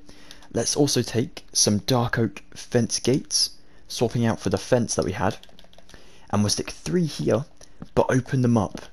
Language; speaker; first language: English; native; English